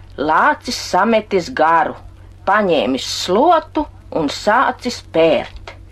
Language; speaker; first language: Latvian; native; Latvian